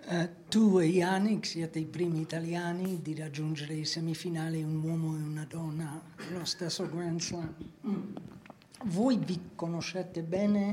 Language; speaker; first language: Italian; non-native, fluent; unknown